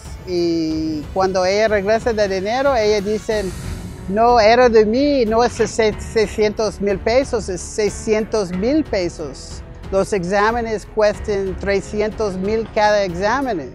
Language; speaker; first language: Spanish; non-native, learner; English